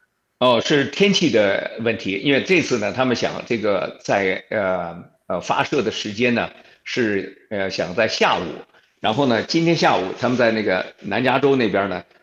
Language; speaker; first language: Chinese; native; Chinese